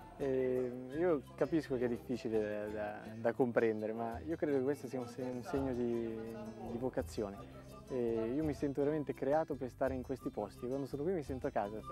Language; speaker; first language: Italian; native; Italian